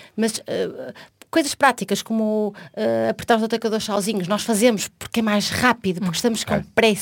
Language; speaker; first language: Portuguese; non-native, fluent; Swedish